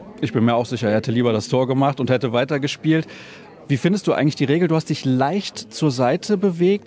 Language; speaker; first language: German; native; German